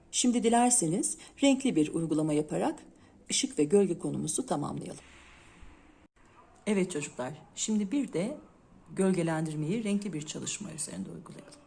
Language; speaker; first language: Turkish; native; Turkish